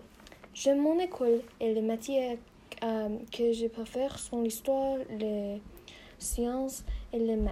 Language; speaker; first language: French; non-native, learner; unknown